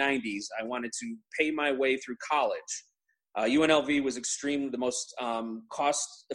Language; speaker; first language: English; native; English